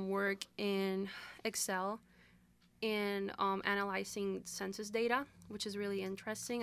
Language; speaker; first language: English; non-native, fluent; Spanish